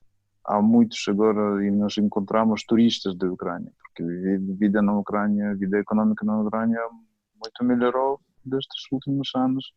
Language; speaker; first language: Portuguese; non-native, fluent; Ukrainian